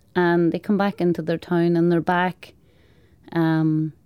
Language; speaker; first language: English; native; English